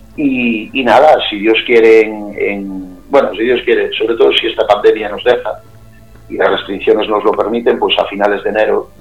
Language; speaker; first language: Spanish; native; Spanish